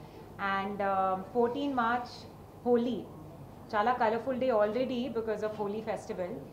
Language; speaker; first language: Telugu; non-native, learner; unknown